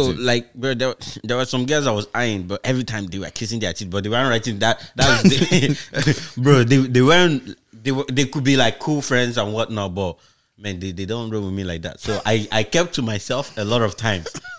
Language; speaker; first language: English; non-native, local second language; Igbo